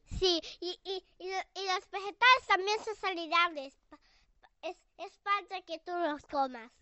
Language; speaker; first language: Spanish; early bilingual, heritage; Spanish